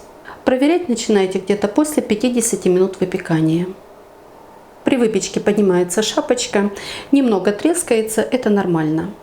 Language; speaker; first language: Russian; native; Russian